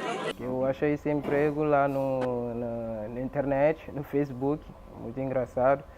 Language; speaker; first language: Portuguese; non-native, learner; French